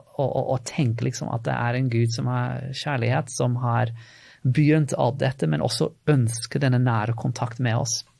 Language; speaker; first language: Norwegian; non-native, fluent; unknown